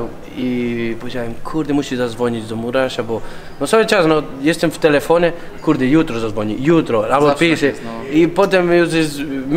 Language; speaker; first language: Polish; non-native, learner; Spanish